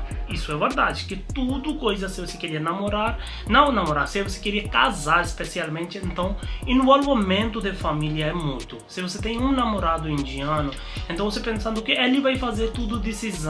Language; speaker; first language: Portuguese; non-native, learner; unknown